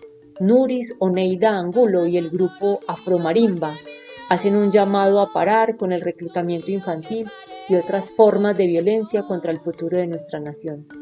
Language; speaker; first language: Spanish; native; Spanish